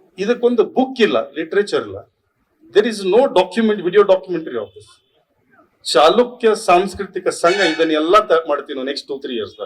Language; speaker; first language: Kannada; native; Kannada